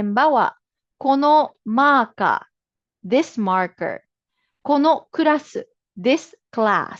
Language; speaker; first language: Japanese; non-native, fluent; Filipino